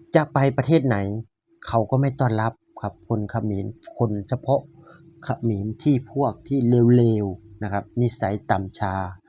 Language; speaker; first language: Thai; native; Thai